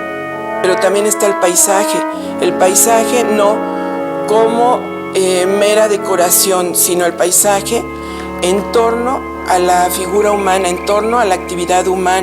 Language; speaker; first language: Spanish; native; Spanish